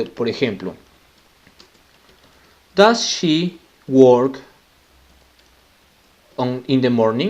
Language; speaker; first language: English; non-native, fluent; Spanish